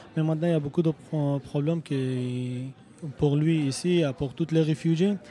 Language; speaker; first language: French; non-native, learner; Persian